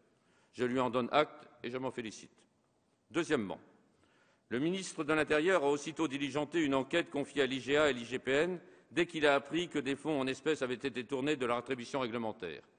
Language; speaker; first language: French; native; French